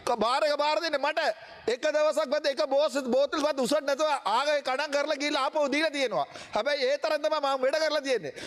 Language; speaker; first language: Sinhala; non-native, local second language; Tamil